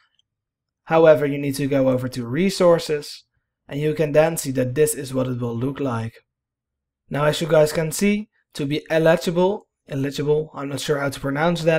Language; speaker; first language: English; non-native, fluent; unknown